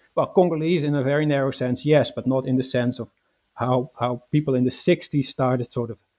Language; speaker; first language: English; non-native, fluent; Dutch